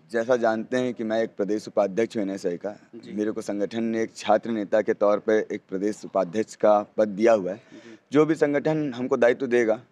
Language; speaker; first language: Hindi; native; Hindi